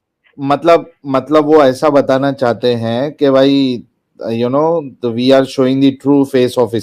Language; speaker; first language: Hindi; native; Hindi